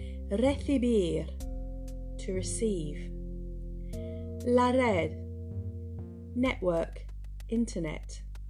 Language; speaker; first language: English; native; English